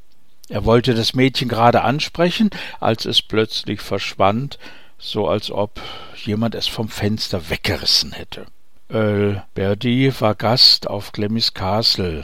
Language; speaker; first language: German; native; German